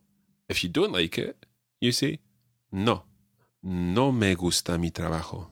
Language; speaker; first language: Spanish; non-native, fluent; English